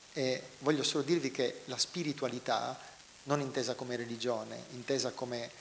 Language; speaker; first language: Italian; native; Italian